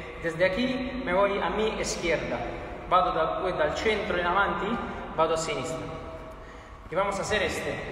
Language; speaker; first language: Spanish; non-native, fluent; Italian